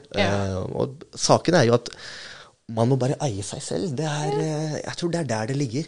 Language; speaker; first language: Norwegian; non-native, fluent; Urdu